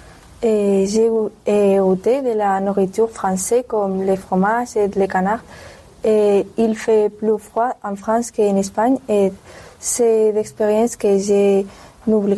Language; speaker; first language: French; non-native, learner; Spanish